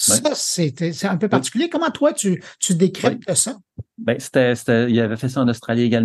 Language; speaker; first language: French; native; French